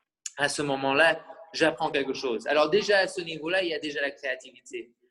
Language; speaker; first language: French; non-native, fluent; English